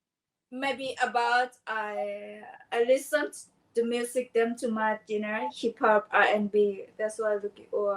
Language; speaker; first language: English; non-native, learner; Thai